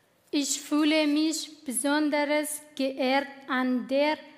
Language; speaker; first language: German; non-native, fluent; Kurdish